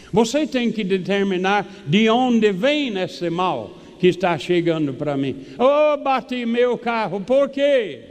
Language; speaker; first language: Portuguese; non-native, fluent; English